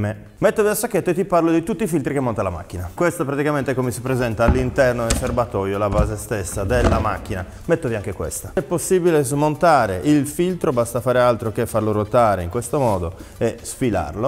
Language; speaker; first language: Italian; native; Italian